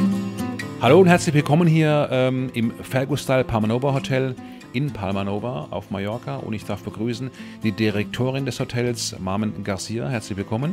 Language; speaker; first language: German; native; German